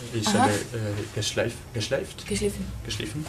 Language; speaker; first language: German; non-native, learner; French